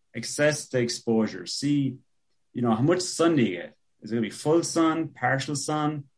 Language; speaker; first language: English; native; English